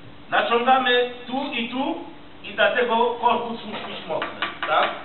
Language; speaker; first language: Polish; non-native, fluent; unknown